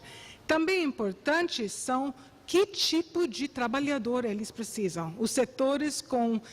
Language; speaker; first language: Portuguese; non-native, fluent; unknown